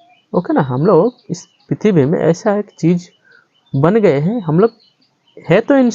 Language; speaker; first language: Hindi; non-native, local second language; Bangla